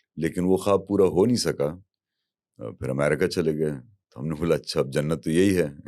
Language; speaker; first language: Urdu; native; Urdu